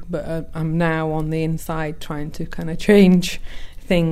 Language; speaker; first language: English; early bilingual, other home language; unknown